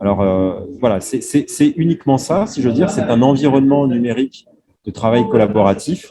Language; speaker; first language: French; native; French